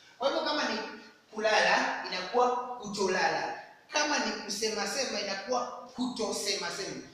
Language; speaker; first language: Swahili; non-native, local second language; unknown